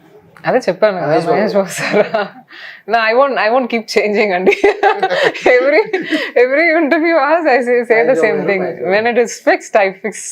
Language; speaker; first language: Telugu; non-native, local second language; Tamil